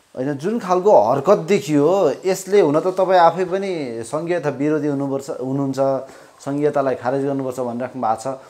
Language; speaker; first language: Nepali; native; Nepali